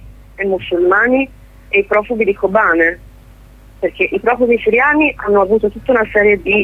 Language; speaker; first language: Italian; native; Italian